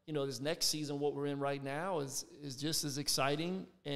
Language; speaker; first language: English; native; English